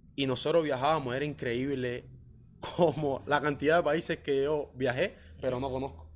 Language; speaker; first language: Spanish; native; Spanish